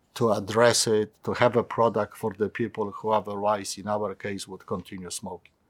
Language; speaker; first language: English; non-native, fluent; Polish